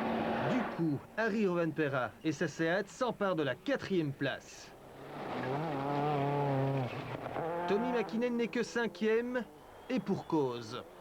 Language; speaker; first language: French; native; French